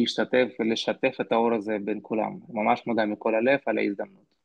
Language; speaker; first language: Hebrew; non-native, fluent; Russian